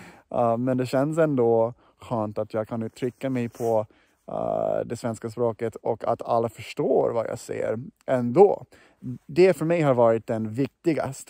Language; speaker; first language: Swedish; non-native, fluent; English